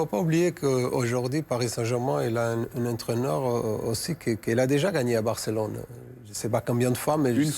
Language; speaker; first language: French; non-native, fluent; Portuguese